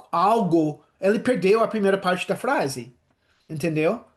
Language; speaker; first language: Portuguese; non-native, fluent; English